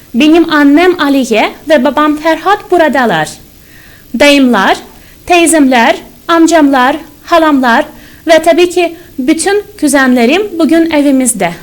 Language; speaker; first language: Turkish; non-native, fluent; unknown